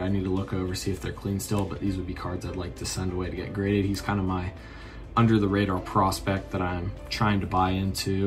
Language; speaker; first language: English; native; English